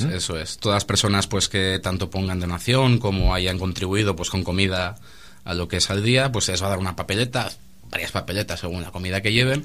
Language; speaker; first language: Spanish; native; Spanish